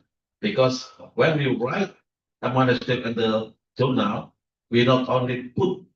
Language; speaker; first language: English; non-native, learner; Indonesian